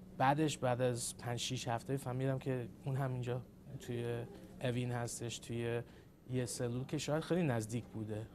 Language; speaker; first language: Persian; early bilingual, heritage; Persian